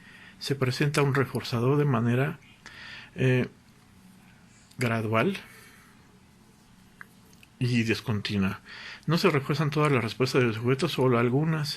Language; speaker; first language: Spanish; native; Spanish